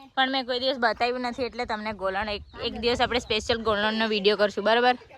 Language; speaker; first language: Gujarati; native; Gujarati